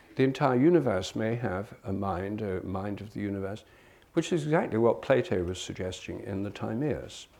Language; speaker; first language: English; native; English